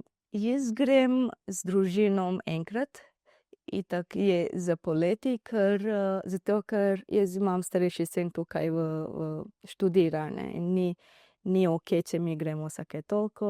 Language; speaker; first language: Slovenian; non-native, learner; Divehi